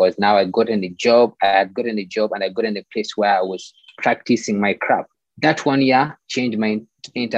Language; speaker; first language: English; non-native, local second language; Ganda